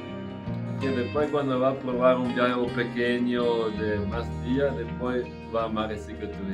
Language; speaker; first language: Spanish; non-native, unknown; Italian